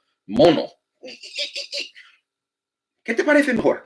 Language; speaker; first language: Spanish; non-native, fluent; English